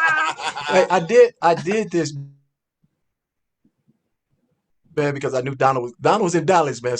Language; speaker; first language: English; native; English